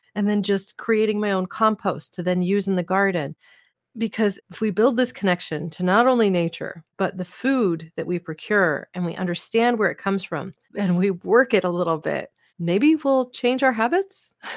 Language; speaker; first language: English; native; English